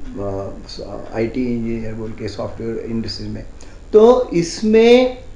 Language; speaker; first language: Hindi; non-native, local second language; Marathi